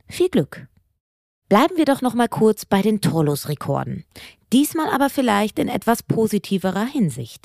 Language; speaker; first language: German; native; German